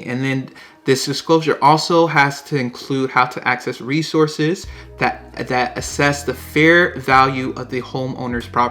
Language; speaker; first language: English; native; English